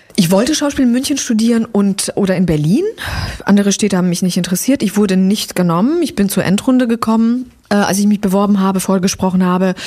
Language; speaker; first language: German; early bilingual, other home language; Polish